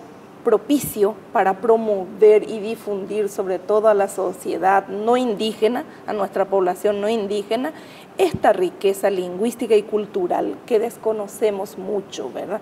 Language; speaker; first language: Spanish; native; Spanish